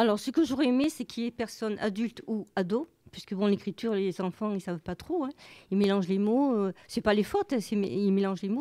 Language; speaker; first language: French; native; French